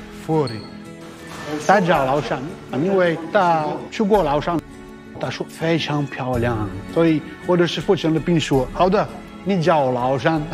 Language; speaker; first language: Chinese; non-native, learner; Italian